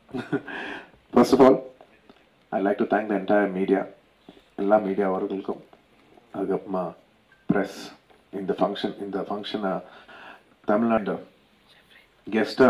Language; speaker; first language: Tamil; non-native, local second language; Telugu